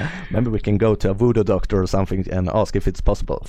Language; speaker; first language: English; non-native, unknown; Swedish